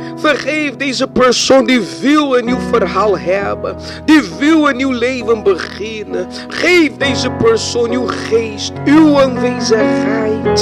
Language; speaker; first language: Dutch; non-native, fluent; Portuguese